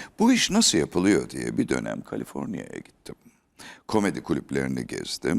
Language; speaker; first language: Turkish; native; Turkish